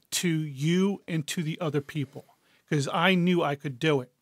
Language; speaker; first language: English; native; English